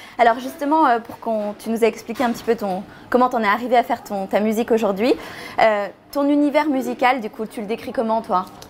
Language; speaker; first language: French; native; French